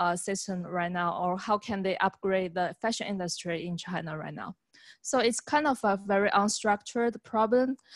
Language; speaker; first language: English; non-native, fluent; Chinese